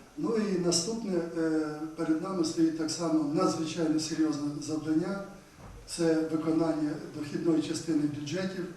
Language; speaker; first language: Ukrainian; native; Ukrainian